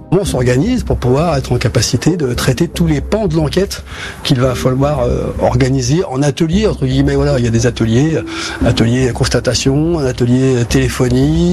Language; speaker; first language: French; native; French